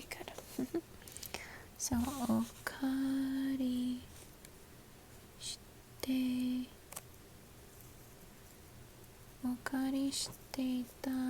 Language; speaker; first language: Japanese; non-native, learner; English